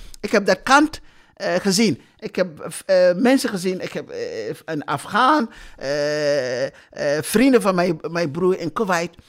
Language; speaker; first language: Dutch; non-native, fluent; English